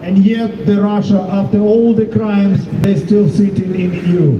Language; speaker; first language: English; non-native, fluent; Ukrainian